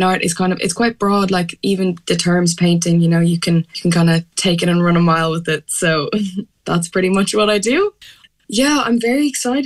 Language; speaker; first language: English; native; English